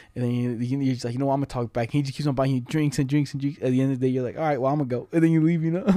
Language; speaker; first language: English; non-native, fluent; Spanish